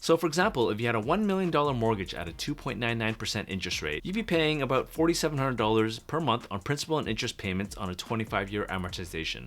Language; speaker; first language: English; native; English